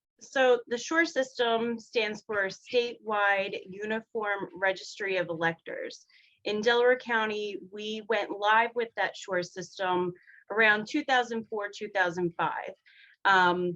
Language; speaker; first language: English; native; English